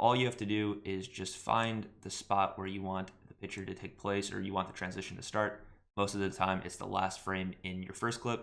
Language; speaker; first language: English; native; English